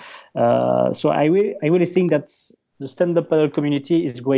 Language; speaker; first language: English; non-native, fluent; French